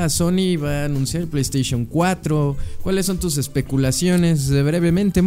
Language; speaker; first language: Spanish; native; Spanish